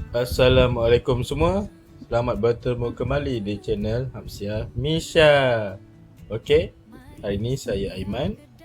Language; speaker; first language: Malay; native; Malay